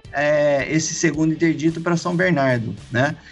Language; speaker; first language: Portuguese; native; Portuguese